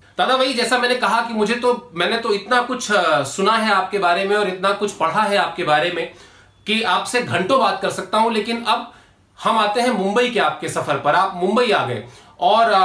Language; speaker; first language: Hindi; native; Hindi